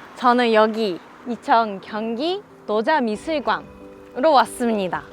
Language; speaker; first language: Korean; non-native, fluent; Japanese